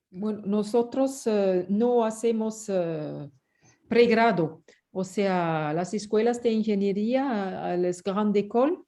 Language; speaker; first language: Spanish; non-native, fluent; French